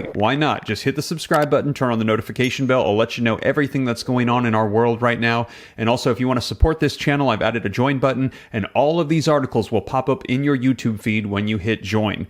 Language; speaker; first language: English; native; English